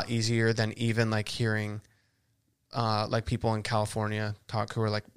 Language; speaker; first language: English; early bilingual, other home language; Spanish